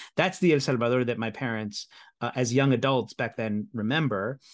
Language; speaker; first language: English; native; English